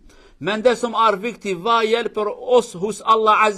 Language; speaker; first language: Swedish; non-native, learner; Kurdish